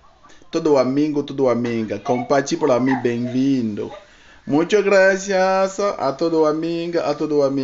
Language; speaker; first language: Portuguese; non-native, learner; Haitian Creole